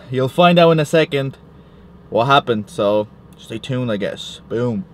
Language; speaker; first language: English; native; English